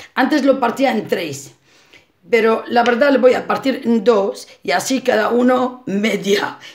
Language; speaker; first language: Spanish; non-native, fluent; Arabic